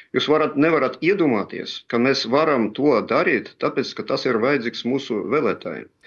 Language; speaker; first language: Latvian; non-native, local second language; Russian